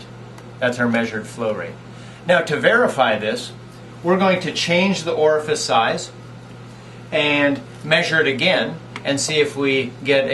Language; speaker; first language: English; native; English